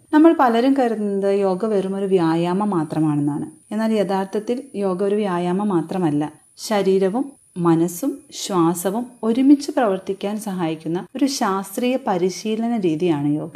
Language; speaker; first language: Malayalam; native; Malayalam